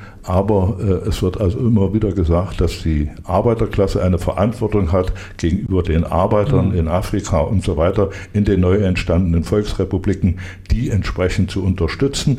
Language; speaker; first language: German; native; German